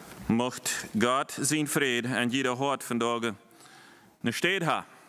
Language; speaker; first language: German; non-native, fluent; Plautdietsch